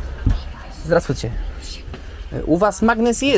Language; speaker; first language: Russian; non-native, learner; Polish